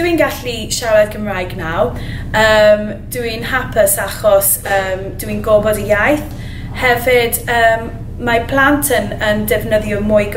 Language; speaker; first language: Welsh; non-native, learner; English